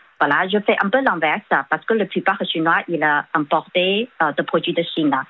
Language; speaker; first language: French; non-native, fluent; Chinese